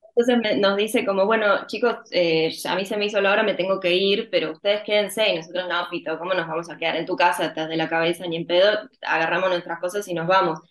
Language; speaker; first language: Spanish; early bilingual, other home language; Ukrainian